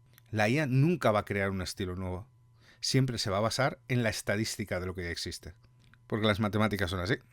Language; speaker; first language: Spanish; native; Spanish